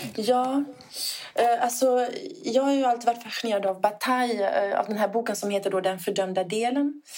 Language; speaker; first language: Swedish; non-native, fluent; Italian